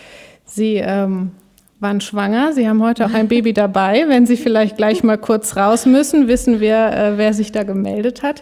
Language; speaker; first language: German; native; German